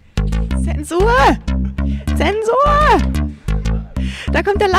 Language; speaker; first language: German; native; German